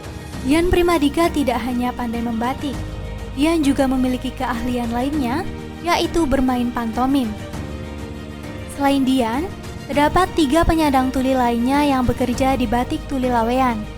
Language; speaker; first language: Indonesian; native; Indonesian